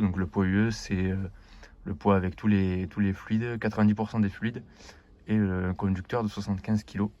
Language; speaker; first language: French; native; French